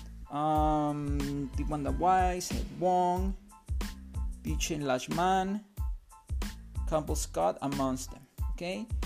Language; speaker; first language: English; non-native, fluent; Spanish